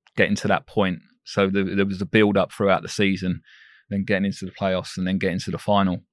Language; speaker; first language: English; native; English